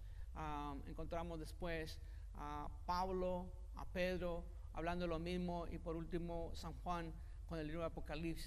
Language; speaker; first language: Spanish; native; Spanish